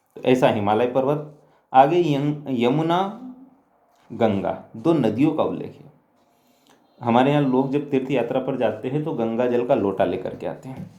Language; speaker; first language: Hindi; native; Hindi